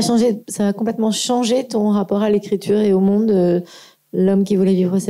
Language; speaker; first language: French; native; French